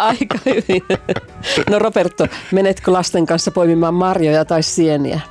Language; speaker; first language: Finnish; native; Finnish